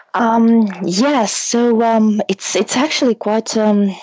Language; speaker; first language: English; non-native, fluent; Russian